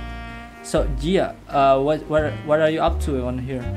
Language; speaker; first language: English; non-native, learner; Indonesian